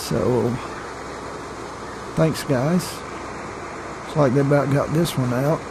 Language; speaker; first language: English; native; English